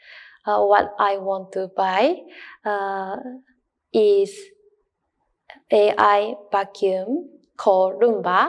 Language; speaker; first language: English; non-native, learner; Japanese